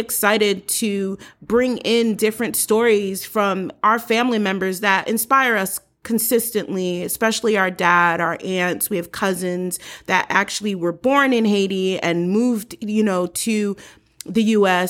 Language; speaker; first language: English; early bilingual, other home language; Haitian Creole